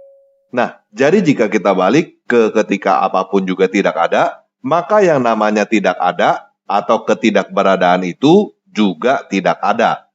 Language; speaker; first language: Indonesian; native; Indonesian